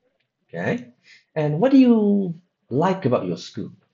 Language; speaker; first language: English; non-native, fluent; Vietnamese